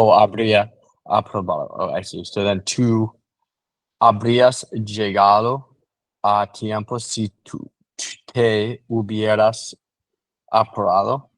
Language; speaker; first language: Spanish; non-native, learner; English